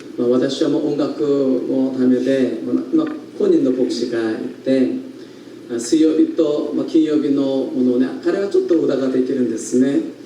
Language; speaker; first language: Japanese; non-native, fluent; Korean